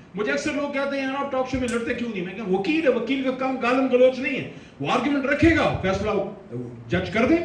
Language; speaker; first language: Urdu; non-native, local second language; Pashto